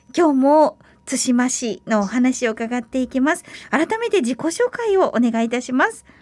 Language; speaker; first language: Japanese; native; Japanese